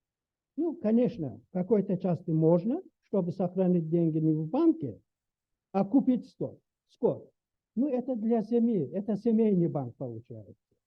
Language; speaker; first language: Russian; native; Russian